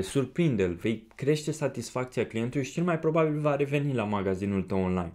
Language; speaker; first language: Romanian; native; Romanian